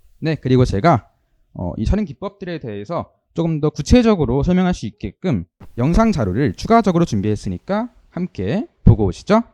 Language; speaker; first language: Korean; native; Korean